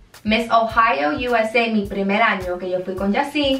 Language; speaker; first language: Spanish; early bilingual, heritage; Spanish